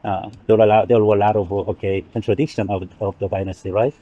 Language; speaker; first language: English; non-native, learner; Korean